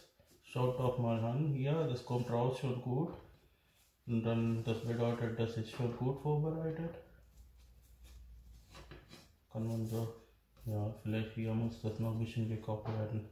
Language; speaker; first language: German; non-native, learner; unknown